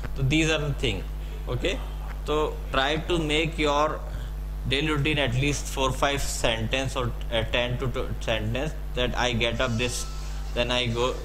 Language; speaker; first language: English; non-native, local second language; Hindi